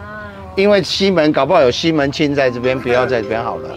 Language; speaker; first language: Chinese; native; Chinese